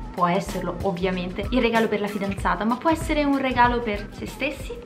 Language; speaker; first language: Italian; native; Italian